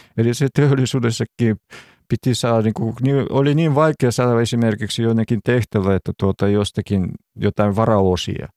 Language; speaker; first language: Finnish; non-native, fluent; Russian